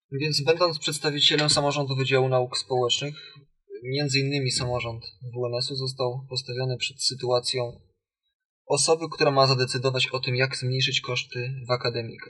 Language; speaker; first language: Polish; native; Polish